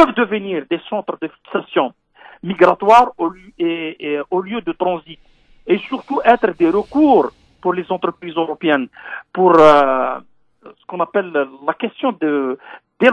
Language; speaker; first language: French; non-native, local second language; Kabyle